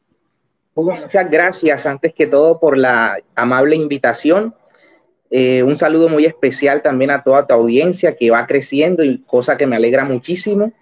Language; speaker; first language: Spanish; native; Spanish